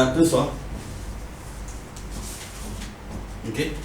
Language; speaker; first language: Arabic; non-native, fluent; Malay